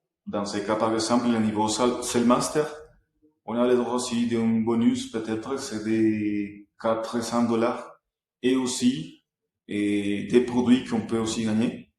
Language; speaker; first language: French; non-native, fluent; Spanish